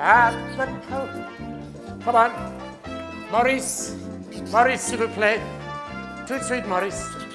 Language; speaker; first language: French; non-native, learner; English